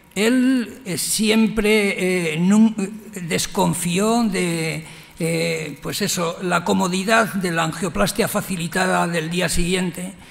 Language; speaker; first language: Spanish; native; Spanish